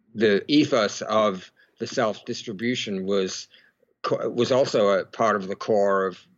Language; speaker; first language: English; native; English